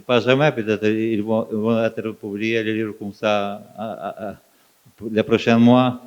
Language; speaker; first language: French; non-native, fluent; Ukrainian